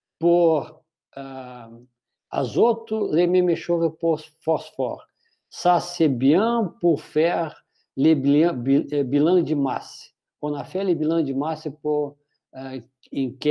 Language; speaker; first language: French; non-native, fluent; Portuguese